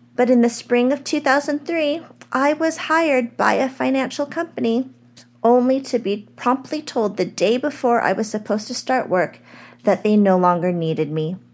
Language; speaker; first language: English; native; English